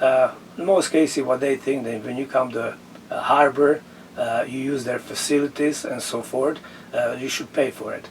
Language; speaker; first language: English; non-native, fluent; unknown